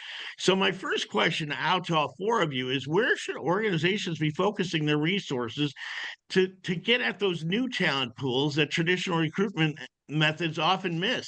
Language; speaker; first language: English; native; English